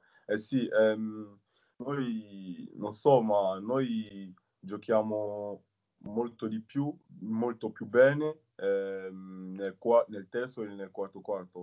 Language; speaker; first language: Italian; non-native, fluent; French